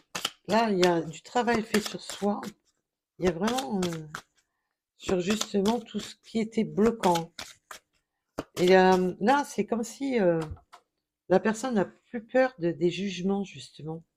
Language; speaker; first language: French; native; French